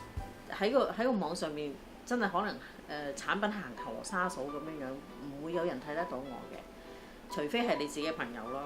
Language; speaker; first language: Cantonese; native; Cantonese